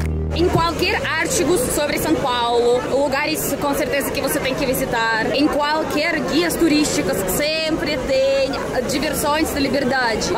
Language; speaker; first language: Portuguese; non-native, fluent; Russian